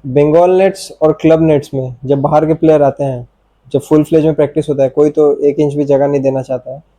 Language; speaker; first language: Hindi; non-native, local second language; Bangla